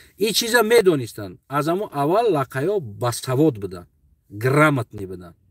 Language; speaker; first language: Tajik; non-native, local second language; Uzbek